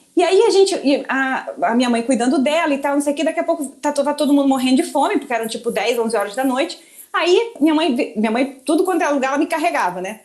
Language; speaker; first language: Portuguese; early bilingual, other home language; Spanish